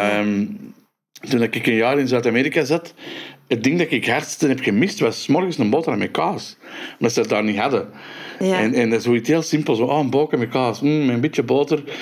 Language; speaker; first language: Dutch; native; Dutch